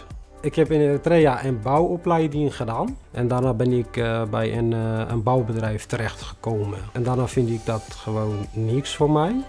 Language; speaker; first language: Dutch; non-native, fluent; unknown